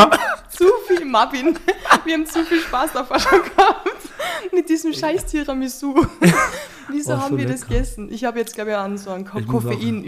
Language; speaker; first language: German; native; German